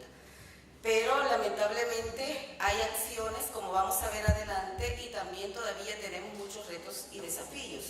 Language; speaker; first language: Spanish; native; Spanish